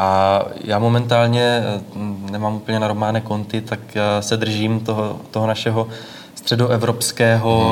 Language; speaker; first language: Czech; native; Czech